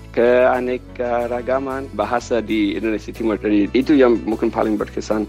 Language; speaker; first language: Indonesian; non-native, fluent; English